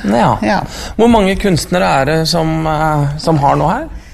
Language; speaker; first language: Norwegian; native; Norwegian